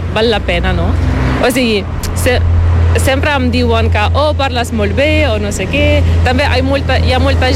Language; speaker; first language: Catalan; non-native, learner; Ukrainian